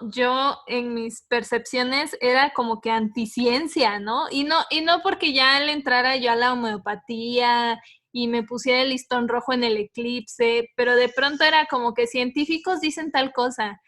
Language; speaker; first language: Spanish; native; Spanish